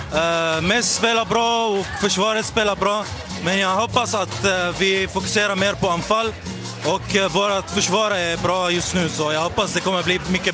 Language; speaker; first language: Swedish; non-native, learner; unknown